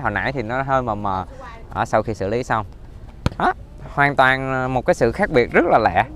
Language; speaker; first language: Vietnamese; native; Vietnamese